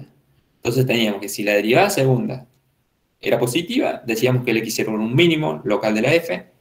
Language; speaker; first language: Spanish; native; Spanish